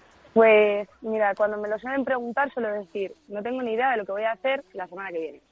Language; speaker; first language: Spanish; native; Spanish